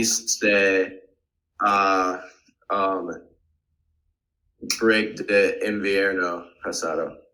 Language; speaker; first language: Spanish; non-native, learner; English